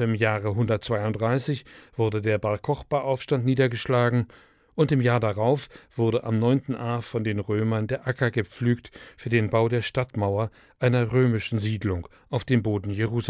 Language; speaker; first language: German; native; German